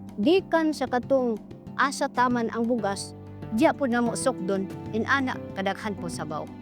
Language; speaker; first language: Cebuano; non-native, local second language; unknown